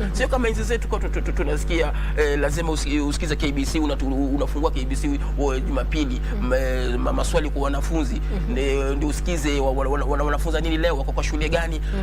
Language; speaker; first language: Swahili; native; Swahili